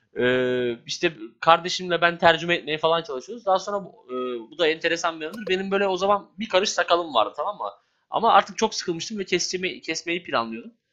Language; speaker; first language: Turkish; native; Turkish